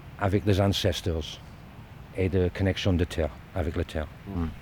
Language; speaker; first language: French; non-native, learner; English